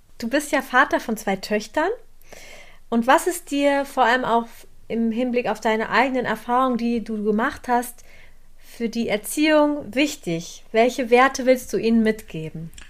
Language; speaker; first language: German; early bilingual, other home language; Turkish